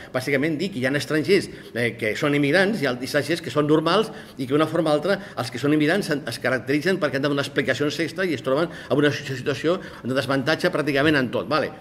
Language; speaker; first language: Catalan; non-native, local second language; Spanish